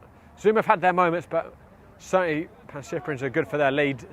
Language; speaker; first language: English; native; English